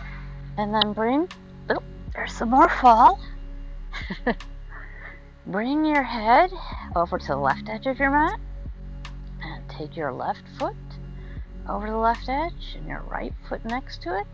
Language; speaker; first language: English; native; English